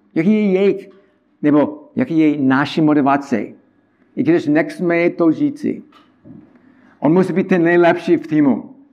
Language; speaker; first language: Czech; non-native, learner; English